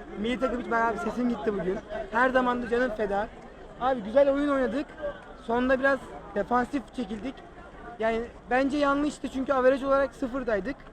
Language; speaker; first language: Turkish; native; Turkish